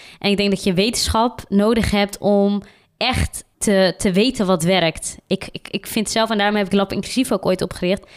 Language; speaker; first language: Dutch; early bilingual, other home language; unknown